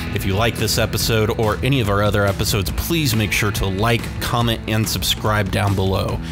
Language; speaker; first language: English; native; English